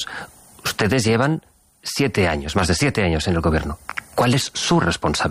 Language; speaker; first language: Spanish; native; Spanish